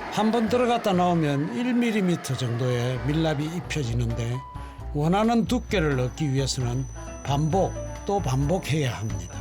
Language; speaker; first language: Korean; native; Korean